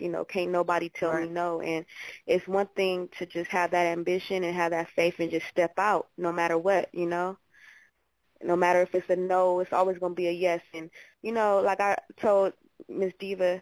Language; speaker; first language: English; native; English